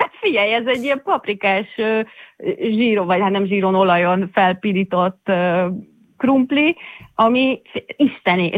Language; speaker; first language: Hungarian; native; Hungarian